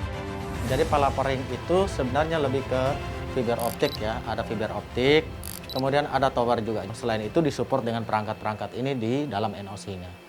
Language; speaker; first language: Indonesian; native; Indonesian